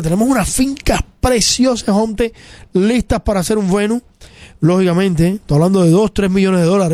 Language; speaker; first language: Spanish; native; Spanish